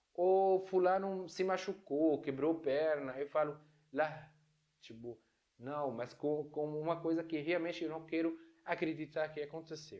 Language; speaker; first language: Portuguese; non-native, fluent; Arabic